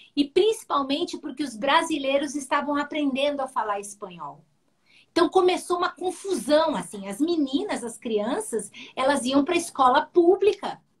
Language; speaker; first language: Portuguese; early bilingual, heritage; Portuguese